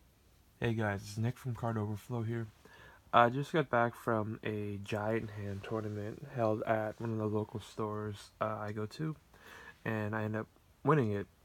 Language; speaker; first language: English; native; English